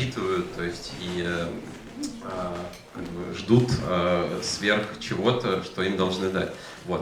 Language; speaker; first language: Russian; native; Russian